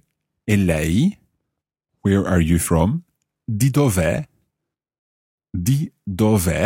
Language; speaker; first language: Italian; non-native, fluent; English